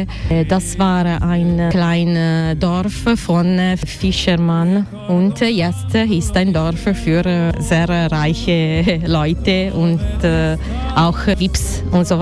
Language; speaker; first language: German; non-native, learner; Italian